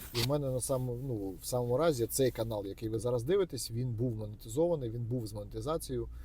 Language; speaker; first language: Ukrainian; native; Ukrainian